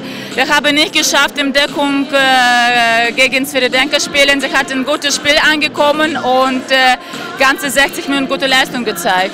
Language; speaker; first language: German; non-native, learner; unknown